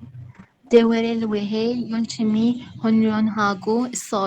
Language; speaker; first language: Korean; non-native, learner; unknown